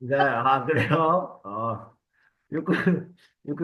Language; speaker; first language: Korean; native; Korean